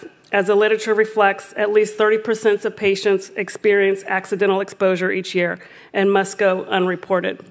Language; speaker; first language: English; native; English